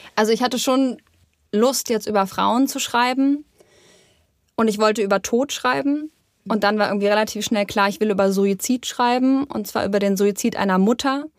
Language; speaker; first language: German; native; German